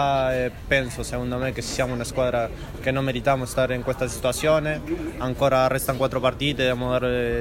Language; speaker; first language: Italian; non-native, learner; Spanish